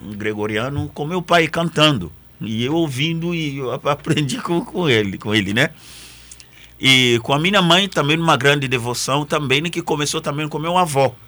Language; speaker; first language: Portuguese; non-native, fluent; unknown